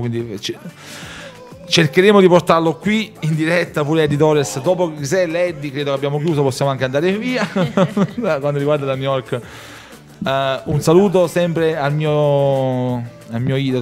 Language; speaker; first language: Italian; native; Italian